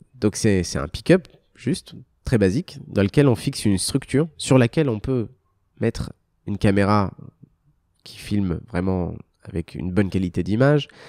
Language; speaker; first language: French; early bilingual, other home language; Arabic